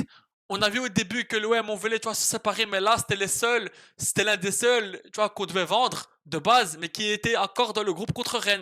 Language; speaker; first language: French; native; French